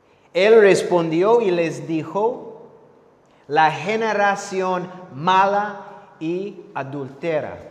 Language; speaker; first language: Spanish; non-native, fluent; English